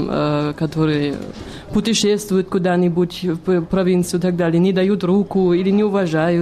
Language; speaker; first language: Russian; non-native, fluent; German